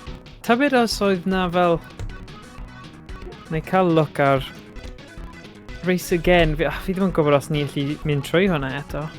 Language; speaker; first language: Welsh; native; Welsh